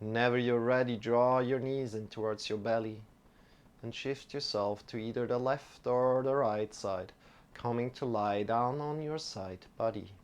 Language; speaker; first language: English; non-native, fluent; German